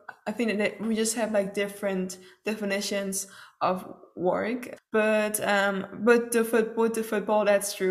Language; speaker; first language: English; non-native, fluent; German